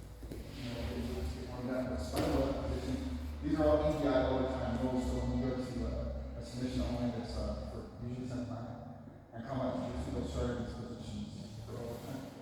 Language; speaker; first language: English; native; English